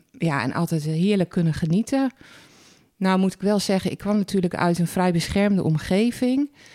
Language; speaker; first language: Dutch; native; Dutch